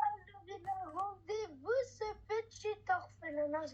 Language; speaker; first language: French; native; French